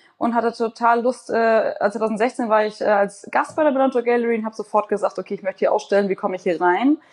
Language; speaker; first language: German; native; German